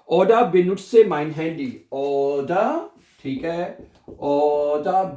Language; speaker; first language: German; non-native, fluent; Urdu